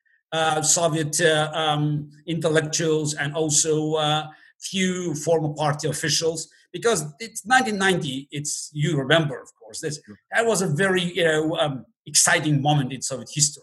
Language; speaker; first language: English; non-native, fluent; Russian